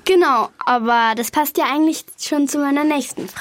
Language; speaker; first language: German; native; German